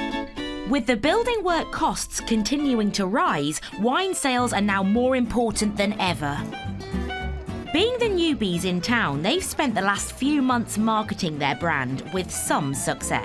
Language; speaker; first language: English; native; English